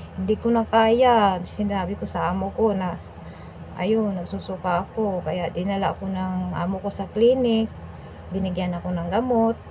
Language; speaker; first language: Filipino; non-native, local second language; Cebuano